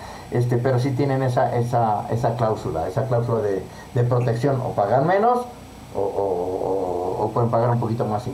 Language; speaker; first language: Spanish; native; Spanish